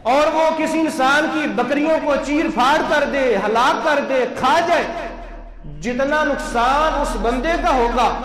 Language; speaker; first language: Urdu; non-native, local second language; Punjabi